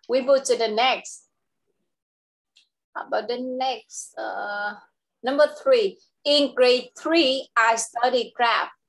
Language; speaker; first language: English; non-native, local second language; Vietnamese